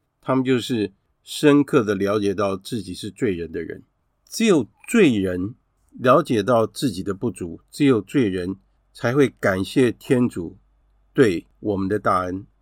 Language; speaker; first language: Chinese; native; Chinese